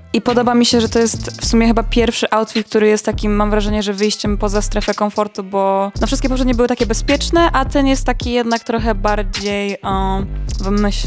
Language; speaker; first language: Polish; native; Polish